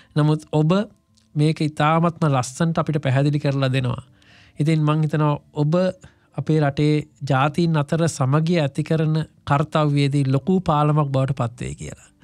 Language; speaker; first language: Sinhala; native; Sinhala